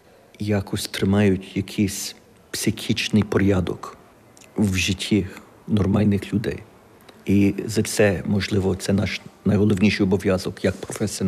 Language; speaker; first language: Ukrainian; early bilingual, heritage; Ukrainian